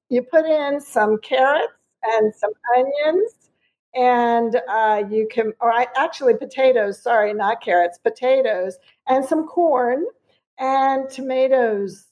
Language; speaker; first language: English; early bilingual, other home language; German